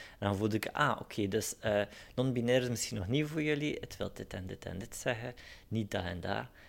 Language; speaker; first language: Dutch; native; Dutch